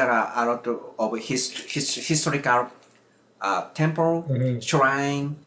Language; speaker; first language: English; non-native, learner; Japanese